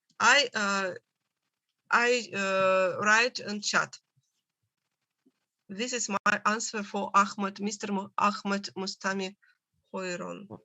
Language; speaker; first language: English; non-native, learner; Russian